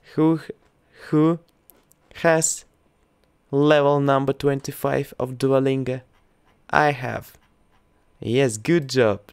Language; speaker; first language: English; non-native, learner; Russian